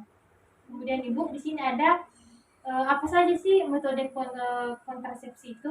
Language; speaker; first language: Indonesian; native; Indonesian